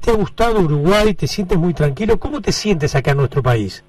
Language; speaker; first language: Spanish; native; Spanish